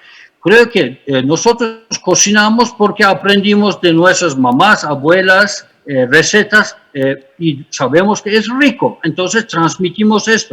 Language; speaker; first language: Spanish; non-native, fluent; Turkish